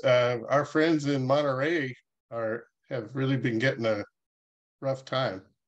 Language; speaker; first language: English; native; English